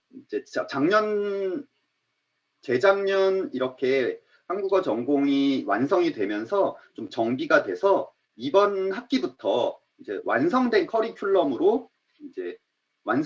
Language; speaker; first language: Korean; native; Korean